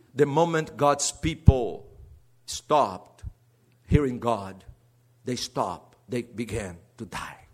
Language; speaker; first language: English; non-native, fluent; Portuguese